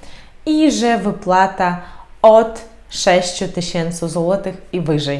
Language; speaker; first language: Polish; non-native, fluent; Ukrainian